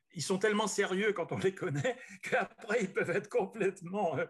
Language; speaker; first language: French; native; French